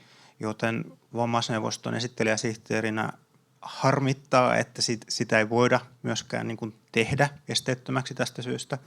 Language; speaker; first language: Finnish; native; Finnish